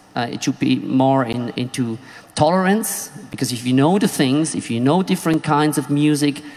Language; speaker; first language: English; non-native, fluent; Swiss German